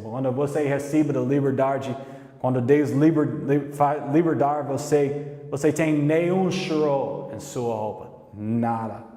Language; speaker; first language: Portuguese; non-native, learner; English